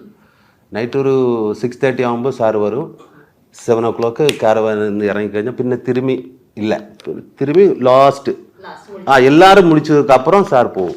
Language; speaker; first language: Tamil; non-native, learner; Malayalam